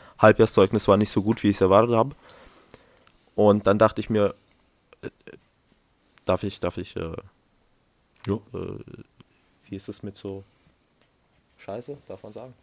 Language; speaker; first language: German; non-native, fluent; Romanian